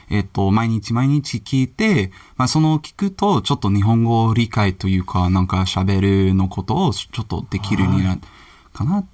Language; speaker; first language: Japanese; non-native, learner; English